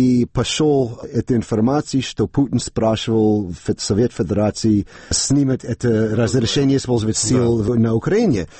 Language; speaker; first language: Russian; non-native, fluent; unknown